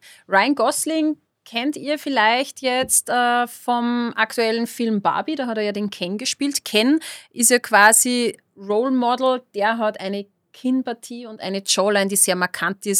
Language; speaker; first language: German; native; German